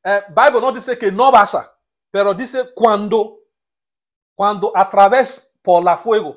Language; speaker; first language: Spanish; non-native, learner; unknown